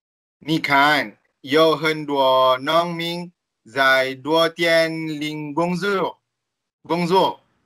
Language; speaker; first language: Chinese; non-native, learner; Malay